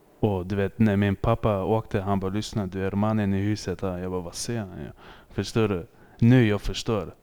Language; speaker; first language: Swedish; early bilingual, other home language; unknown